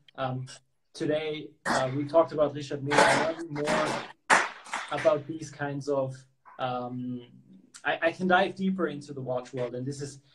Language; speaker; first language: English; non-native, local second language; German